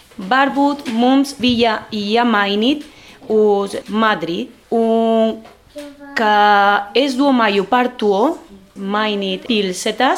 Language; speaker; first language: Latvian; non-native, learner; Spanish